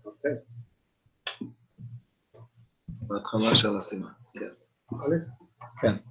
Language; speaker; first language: Hebrew; non-native, fluent; English